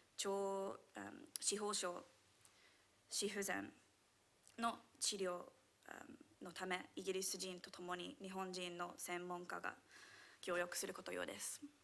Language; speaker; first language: Japanese; non-native, fluent; English